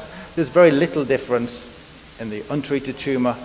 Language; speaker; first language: English; native; English